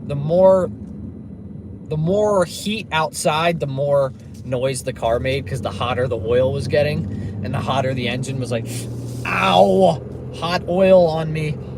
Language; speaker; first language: English; native; English